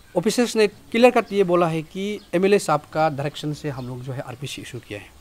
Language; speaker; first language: Hindi; non-native, local second language; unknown